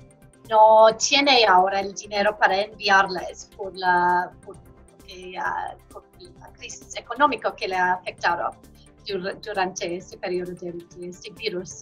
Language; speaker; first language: Spanish; non-native, fluent; English